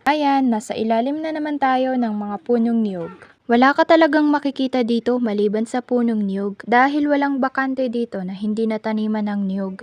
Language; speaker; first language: Filipino; non-native, local second language; Maranao